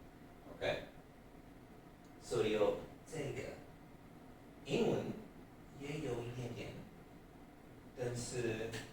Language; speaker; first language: Chinese; non-native, learner; English